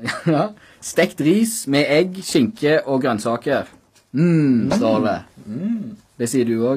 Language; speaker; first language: Norwegian; native; Norwegian